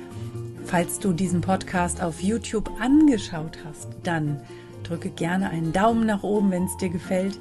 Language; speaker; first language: German; native; German